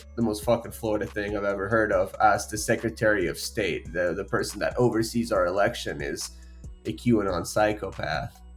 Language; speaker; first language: English; native; English